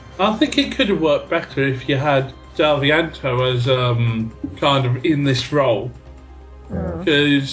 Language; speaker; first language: English; native; English